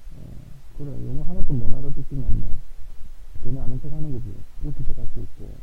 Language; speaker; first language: Korean; native; Korean